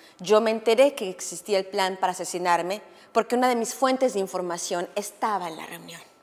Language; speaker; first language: Spanish; native; Spanish